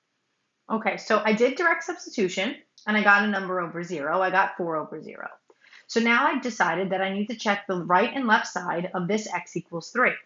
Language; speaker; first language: English; native; English